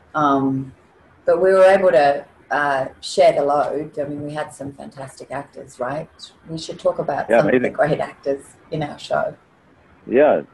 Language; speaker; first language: English; native; English